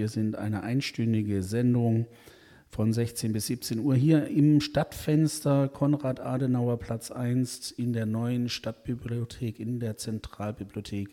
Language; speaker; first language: German; native; German